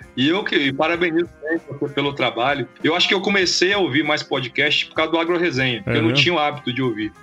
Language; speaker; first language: Portuguese; native; Portuguese